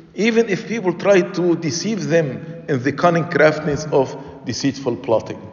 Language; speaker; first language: English; non-native, fluent; Arabic